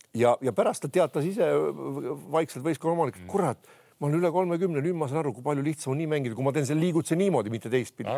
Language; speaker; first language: Estonian; native; Estonian